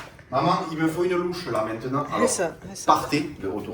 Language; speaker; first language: French; early bilingual, other home language; Armenian